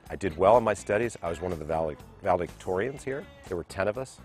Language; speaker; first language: English; native; English